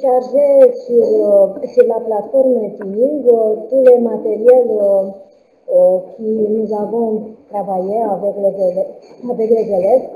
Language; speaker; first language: French; non-native, learner; Romanian